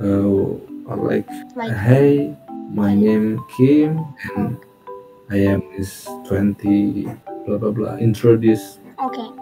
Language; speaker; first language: English; non-native, learner; Indonesian